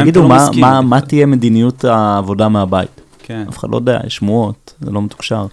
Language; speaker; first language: Hebrew; native; Hebrew